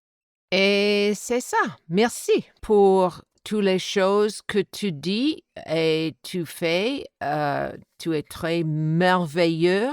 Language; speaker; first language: French; non-native, learner; English